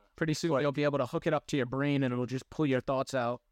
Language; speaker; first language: English; native; English